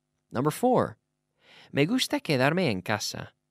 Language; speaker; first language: Spanish; non-native, fluent; English